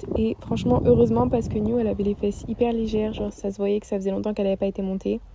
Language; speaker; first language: French; native; French